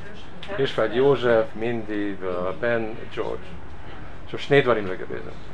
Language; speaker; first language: Hebrew; non-native, fluent; Hungarian